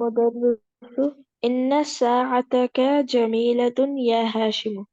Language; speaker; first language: Arabic; non-native, learner; Urdu